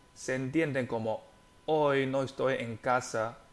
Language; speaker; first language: Spanish; non-native, fluent; Chinese